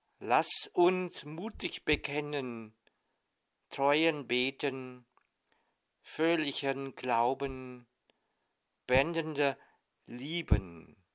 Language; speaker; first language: German; non-native, fluent; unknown